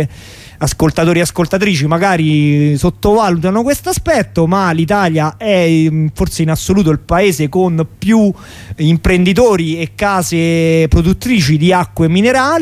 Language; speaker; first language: Italian; native; Italian